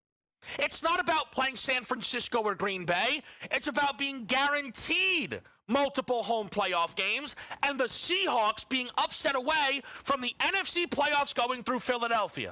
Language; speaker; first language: English; native; English